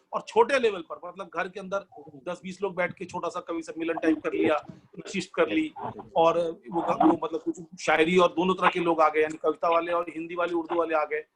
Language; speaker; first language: Hindi; non-native, local second language; Bangla